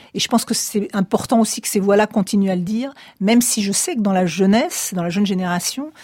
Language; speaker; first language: French; native; French